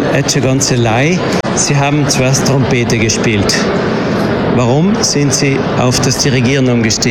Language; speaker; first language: German; native; German